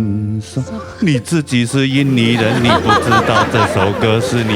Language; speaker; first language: Chinese; native; Chinese